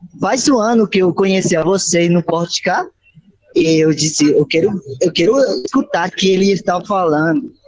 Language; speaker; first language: Portuguese; non-native, learner; Spanish